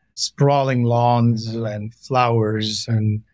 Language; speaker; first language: English; non-native, local second language; Hindi